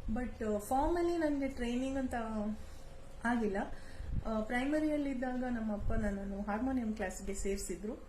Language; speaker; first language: Kannada; non-native, local second language; Kodava